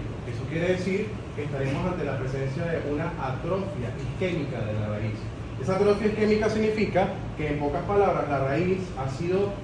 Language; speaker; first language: Spanish; native; Spanish